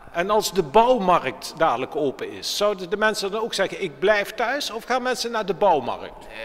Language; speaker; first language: Dutch; native; Dutch